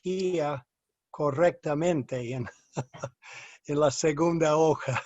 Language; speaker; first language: Spanish; non-native, fluent; English